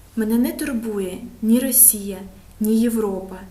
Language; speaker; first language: Ukrainian; non-native, local second language; Russian